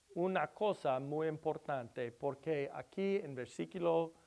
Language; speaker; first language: Spanish; non-native, learner; English